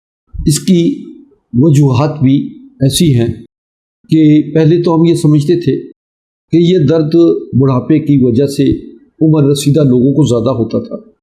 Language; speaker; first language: Urdu; native; Urdu